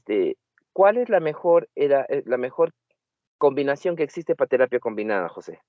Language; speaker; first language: Spanish; native; Spanish